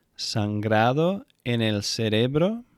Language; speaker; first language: Spanish; non-native, fluent; English